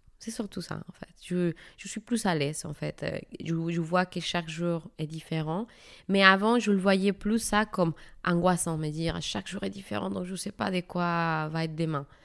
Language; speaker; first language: French; non-native, fluent; Spanish